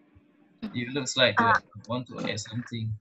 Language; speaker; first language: English; non-native, local second language; Malay